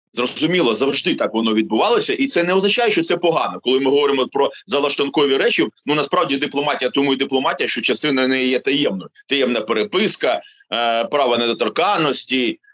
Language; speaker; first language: Ukrainian; native; Ukrainian